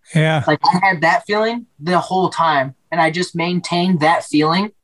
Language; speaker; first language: English; native; English